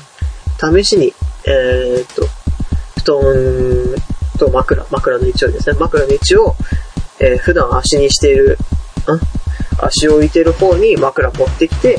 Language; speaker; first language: Japanese; native; Japanese